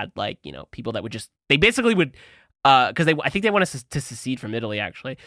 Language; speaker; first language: English; early bilingual, other home language; Italian